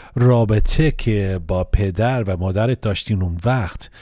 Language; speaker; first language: Persian; early bilingual, heritage; Persian